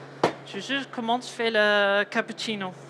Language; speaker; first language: French; non-native, learner; English